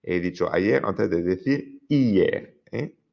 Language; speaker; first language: Spanish; non-native, fluent; French